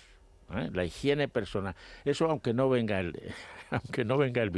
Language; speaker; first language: Spanish; native; Spanish